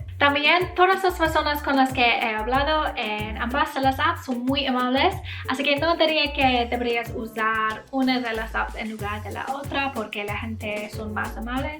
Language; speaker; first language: Spanish; non-native, learner; English